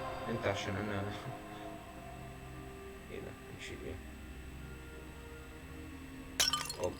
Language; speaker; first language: Arabic; native; Arabic